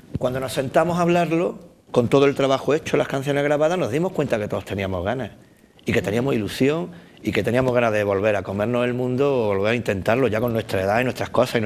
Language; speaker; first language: Spanish; native; Spanish